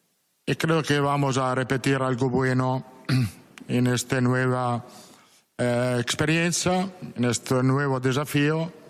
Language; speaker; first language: Spanish; non-native, fluent; Italian